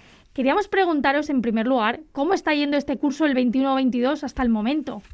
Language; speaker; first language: Spanish; native; Spanish